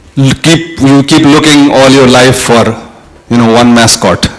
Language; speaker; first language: English; non-native, local second language; Hindi